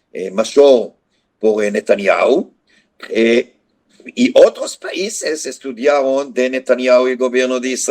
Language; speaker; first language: Spanish; non-native, fluent; Hebrew